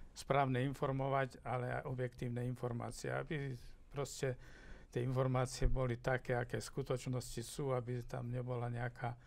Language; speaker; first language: Slovak; native; Slovak